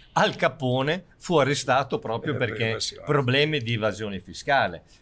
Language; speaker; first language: Italian; native; Italian